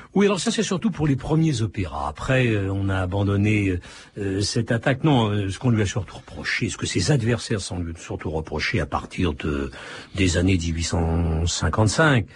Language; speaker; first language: French; early bilingual, other home language; Italian